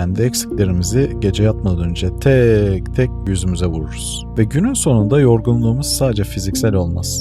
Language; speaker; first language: Turkish; native; Turkish